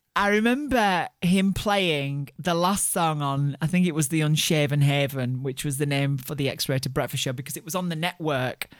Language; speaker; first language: English; native; English